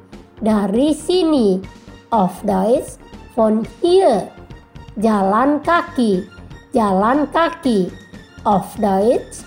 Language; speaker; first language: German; non-native, fluent; Indonesian